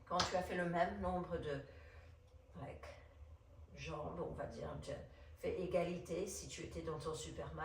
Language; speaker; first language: French; non-native, fluent; English